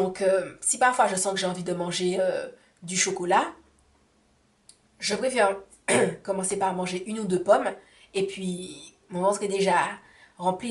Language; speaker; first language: French; native; French